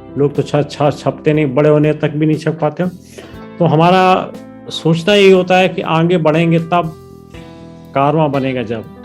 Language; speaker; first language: Hindi; native; Hindi